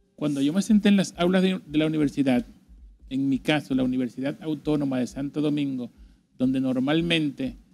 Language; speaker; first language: Spanish; native; Spanish